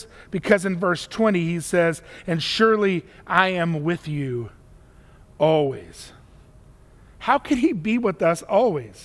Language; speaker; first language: English; native; English